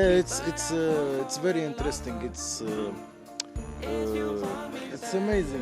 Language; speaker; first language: English; non-native, fluent; Arabic